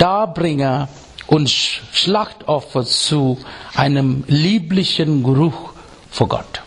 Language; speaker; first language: German; non-native, fluent; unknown